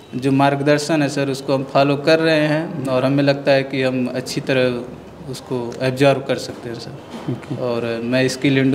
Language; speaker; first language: Hindi; native; Hindi